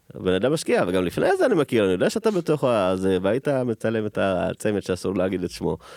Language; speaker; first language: Hebrew; early bilingual, other home language; Amharic